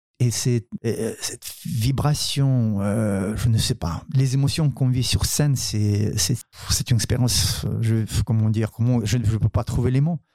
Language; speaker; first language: French; non-native, fluent; Ukrainian